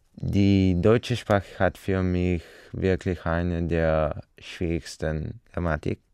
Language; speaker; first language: German; non-native, fluent; Bulgarian